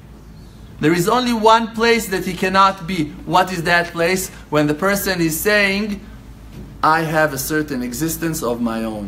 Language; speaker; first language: English; non-native, fluent; Hebrew